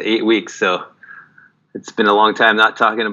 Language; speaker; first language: English; native; English